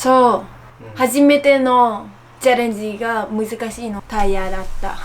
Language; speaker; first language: Japanese; non-native, learner; Vietnamese